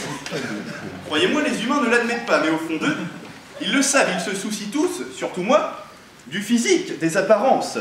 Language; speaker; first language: French; native; French